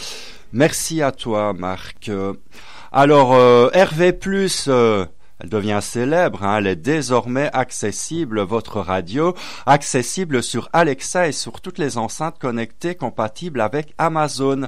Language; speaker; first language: French; native; French